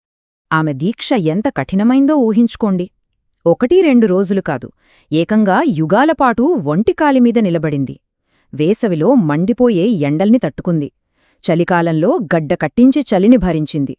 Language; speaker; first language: Telugu; native; Telugu